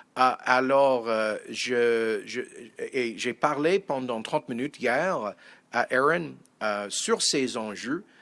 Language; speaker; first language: French; non-native, fluent; English